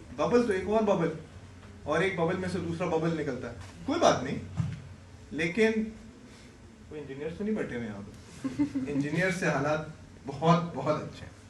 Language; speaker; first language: Urdu; native; Urdu